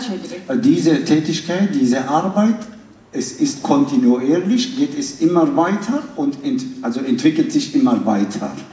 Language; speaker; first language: German; non-native, fluent; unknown